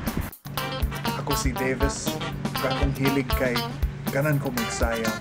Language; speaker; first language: Cebuano; non-native, fluent; English